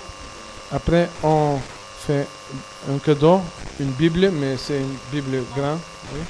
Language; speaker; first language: French; non-native, fluent; Bulgarian